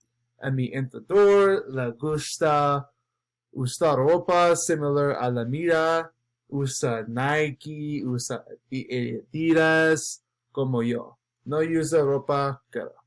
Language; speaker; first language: Spanish; non-native, learner; English